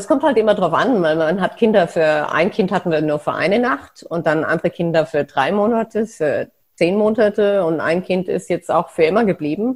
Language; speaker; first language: German; native; German